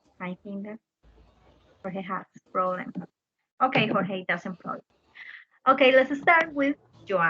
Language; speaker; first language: English; non-native, fluent; Spanish